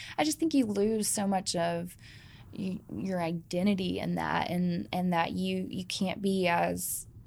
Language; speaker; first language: English; native; English